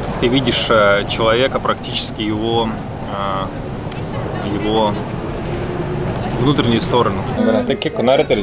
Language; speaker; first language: Russian; native; Russian